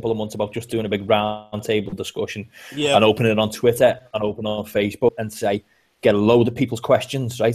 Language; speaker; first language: English; native; English